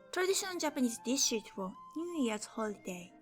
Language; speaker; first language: English; non-native, fluent; Japanese